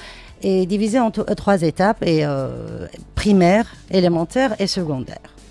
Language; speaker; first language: French; non-native, fluent; Turkish